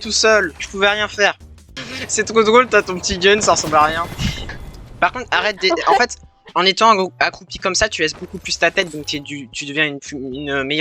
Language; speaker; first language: French; native; French